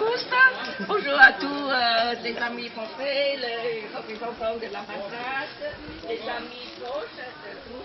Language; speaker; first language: French; non-native, fluent; Vietnamese